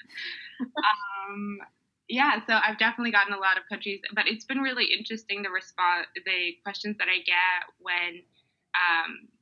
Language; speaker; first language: English; early bilingual, other home language; Mongolian